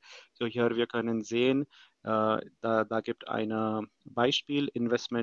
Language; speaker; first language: German; non-native, fluent; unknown